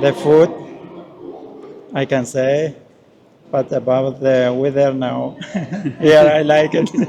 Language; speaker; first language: English; non-native, learner; Persian